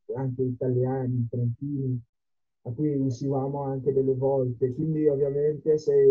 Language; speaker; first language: Italian; non-native, fluent; Akan